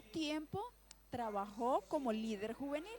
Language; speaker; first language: Spanish; native; Spanish